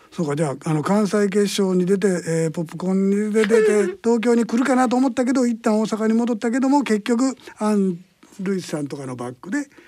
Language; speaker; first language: Japanese; native; Japanese